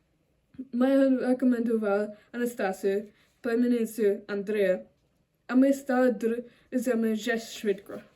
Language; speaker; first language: Ukrainian; non-native, learner; German